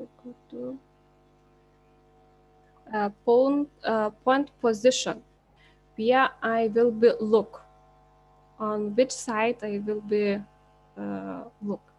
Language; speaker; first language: English; non-native, learner; Lithuanian